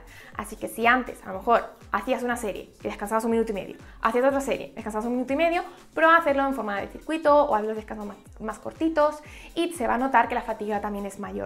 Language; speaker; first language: Spanish; native; Spanish